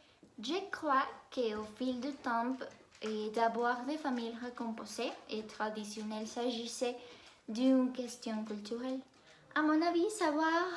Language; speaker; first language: French; non-native, learner; Spanish